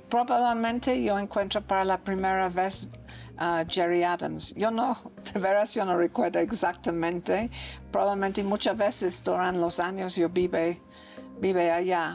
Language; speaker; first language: Spanish; non-native, learner; English